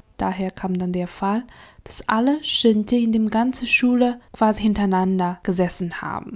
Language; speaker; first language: German; non-native, fluent; Chinese